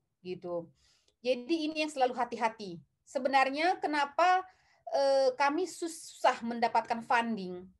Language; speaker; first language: Indonesian; non-native, local second language; Batak Toba